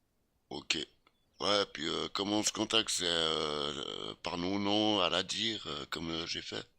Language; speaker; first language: French; native; French